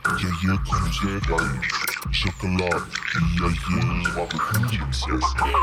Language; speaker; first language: Russian; non-native, learner; German